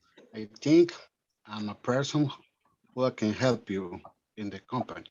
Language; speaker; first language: English; non-native, learner; Spanish